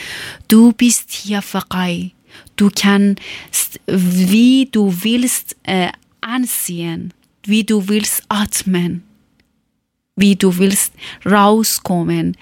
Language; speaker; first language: German; non-native, learner; Persian